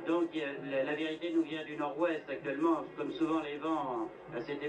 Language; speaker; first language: French; native; French